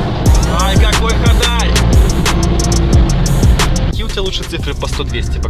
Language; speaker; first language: Russian; native; Russian